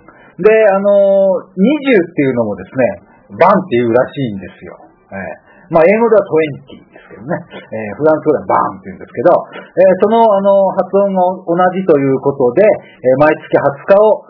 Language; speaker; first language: Japanese; native; Japanese